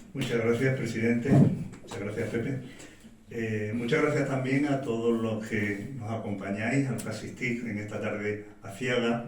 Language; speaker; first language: Spanish; native; Spanish